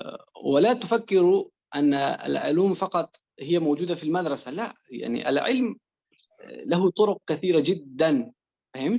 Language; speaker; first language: Arabic; non-native, fluent; Persian